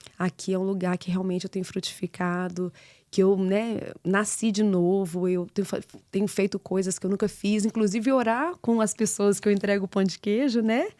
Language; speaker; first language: Portuguese; native; Portuguese